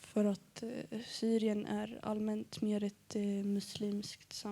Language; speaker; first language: Swedish; early bilingual, other home language; Arabic